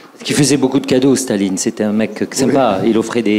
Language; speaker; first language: French; native; French